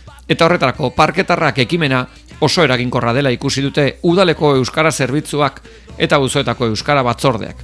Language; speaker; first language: Basque; native; Basque